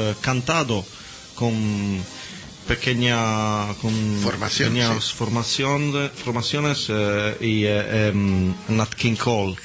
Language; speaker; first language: Spanish; non-native, learner; Italian